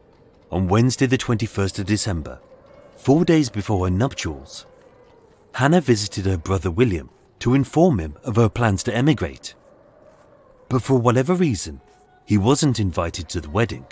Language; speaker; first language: English; native; English